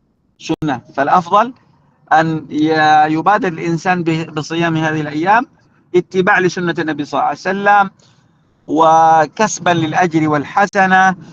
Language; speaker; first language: Arabic; native; Arabic